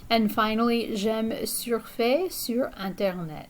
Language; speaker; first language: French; non-native, fluent; English